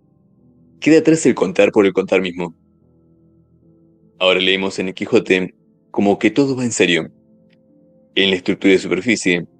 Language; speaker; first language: Spanish; native; Spanish